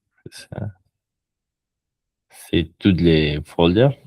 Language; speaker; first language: French; non-native, learner; Spanish